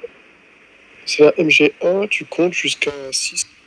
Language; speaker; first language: French; native; French